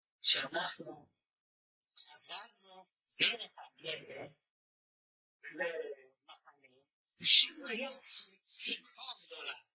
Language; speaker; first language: Hebrew; non-native, fluent; Hungarian